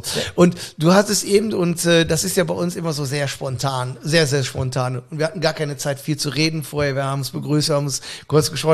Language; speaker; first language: German; native; German